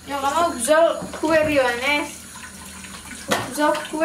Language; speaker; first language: Turkish; non-native, learner; Indonesian